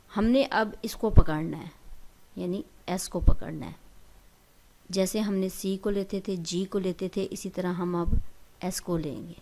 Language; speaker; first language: Urdu; native; Urdu